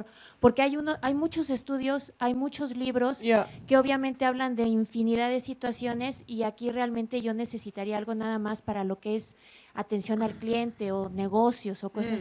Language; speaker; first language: Spanish; native; Spanish